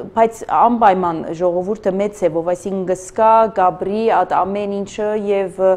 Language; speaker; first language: Armenian; early bilingual, heritage; Armenian